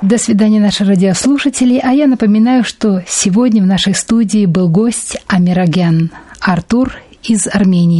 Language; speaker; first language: Russian; native; Russian